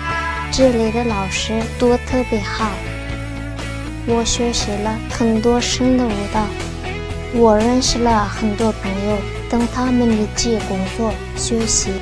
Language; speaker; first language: Chinese; non-native, local second language; Uyghur